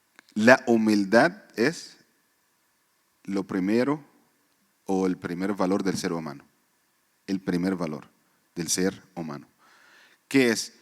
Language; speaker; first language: Spanish; non-native, fluent; Arabic